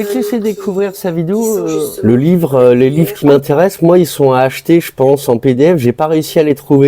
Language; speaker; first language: French; native; French